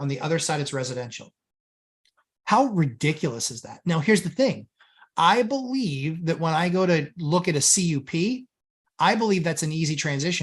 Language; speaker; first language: English; native; English